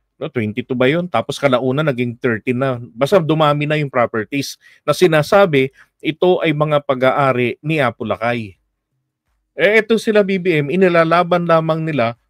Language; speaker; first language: Filipino; native; Filipino